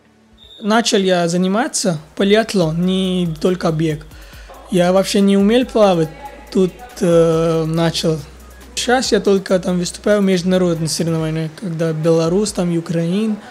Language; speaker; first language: Russian; non-native, fluent; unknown